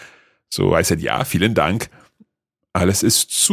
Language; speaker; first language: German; non-native, learner; English